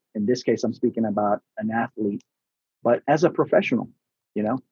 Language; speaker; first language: English; early bilingual, other home language; Spanish